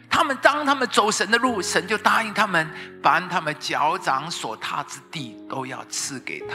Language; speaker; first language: Chinese; native; Chinese